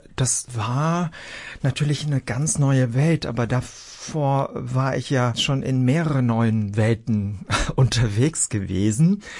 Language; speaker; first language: German; early bilingual, other home language; Vietnamese